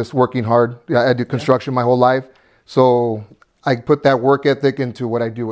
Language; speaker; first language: English; early bilingual, other home language; Spanish